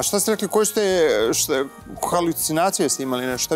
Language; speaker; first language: Serbian; native; Serbian